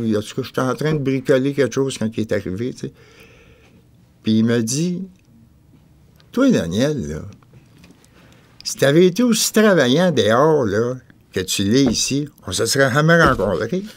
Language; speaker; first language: French; native; French